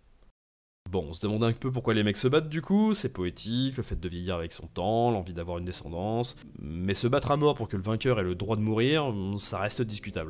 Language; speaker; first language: French; native; French